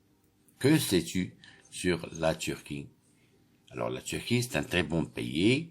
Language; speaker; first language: French; non-native, local second language; Arabic